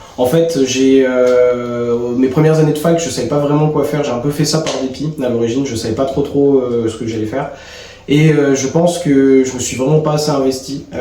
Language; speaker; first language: French; native; French